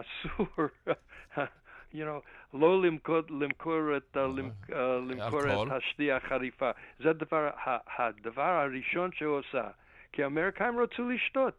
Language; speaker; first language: Hebrew; non-native, fluent; English